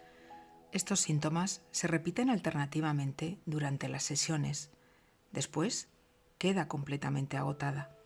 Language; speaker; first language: Spanish; native; Spanish